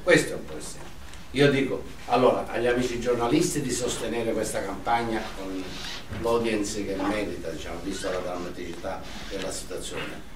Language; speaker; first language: Italian; native; Italian